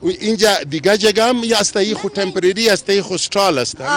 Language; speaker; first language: Persian; non-native, learner; Pashto